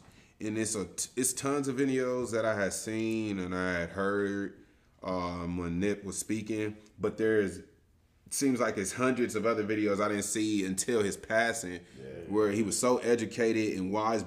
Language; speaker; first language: English; native; English